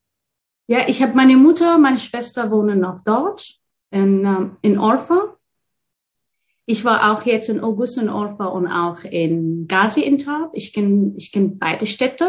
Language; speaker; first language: German; non-native, fluent; Arabic